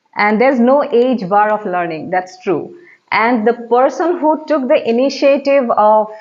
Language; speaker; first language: English; non-native, local second language; Assamese